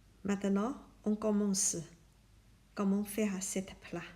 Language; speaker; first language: French; non-native, learner; Chinese